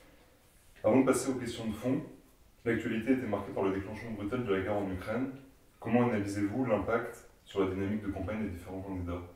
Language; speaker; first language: French; native; French